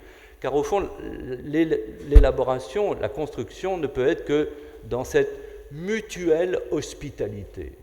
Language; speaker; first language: French; native; French